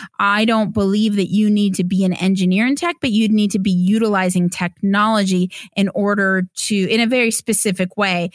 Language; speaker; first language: English; native; English